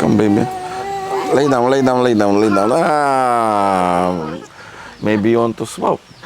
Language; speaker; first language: English; non-native, learner; Polish